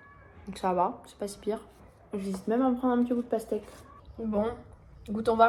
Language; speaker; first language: French; native; French